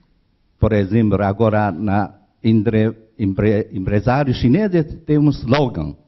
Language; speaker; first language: Portuguese; non-native, learner; Chinese